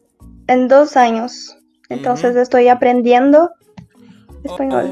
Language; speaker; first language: Spanish; non-native, learner; Portuguese